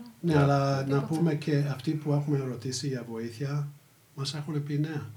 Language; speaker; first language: Greek; early bilingual, heritage; Greek